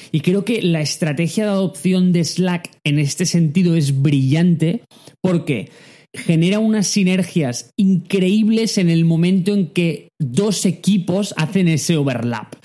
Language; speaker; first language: Spanish; native; Spanish